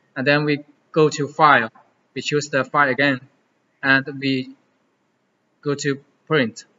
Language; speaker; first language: English; non-native, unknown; Chinese